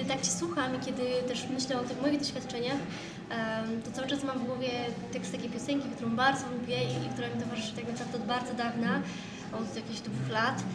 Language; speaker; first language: Polish; native; Polish